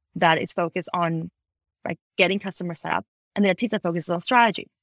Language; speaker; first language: English; non-native, fluent; Spanish